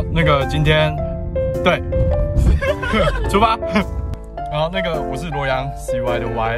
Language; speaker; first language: Chinese; native; Chinese